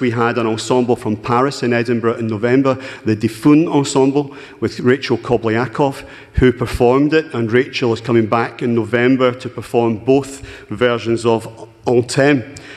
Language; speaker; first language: English; native; English